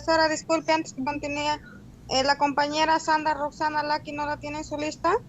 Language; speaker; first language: Spanish; native; Spanish